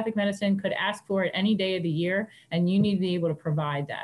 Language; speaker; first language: English; native; English